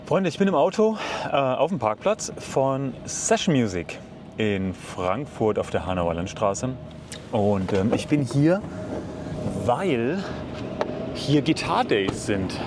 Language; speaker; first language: German; native; German